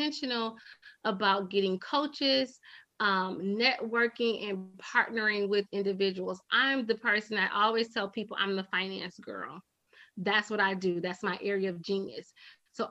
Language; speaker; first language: English; native; English